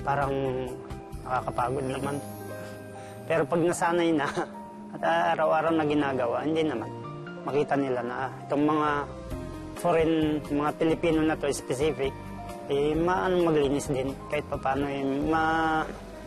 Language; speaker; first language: Filipino; non-native, local second language; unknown